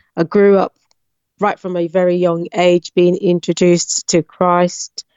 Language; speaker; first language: English; non-native, local second language; Yoruba